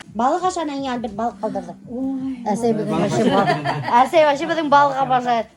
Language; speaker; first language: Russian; non-native, local second language; Bashkir